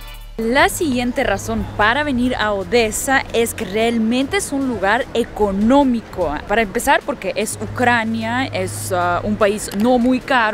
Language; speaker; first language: Spanish; early bilingual, heritage; Russian